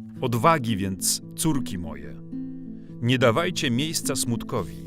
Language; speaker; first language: Polish; native; Polish